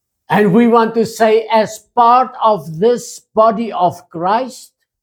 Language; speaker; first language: English; non-native, local second language; Afrikaans